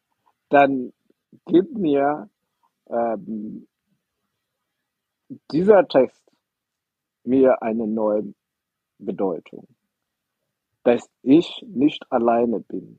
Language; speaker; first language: German; non-native, fluent; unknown